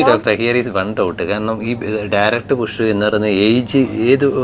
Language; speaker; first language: Malayalam; native; Malayalam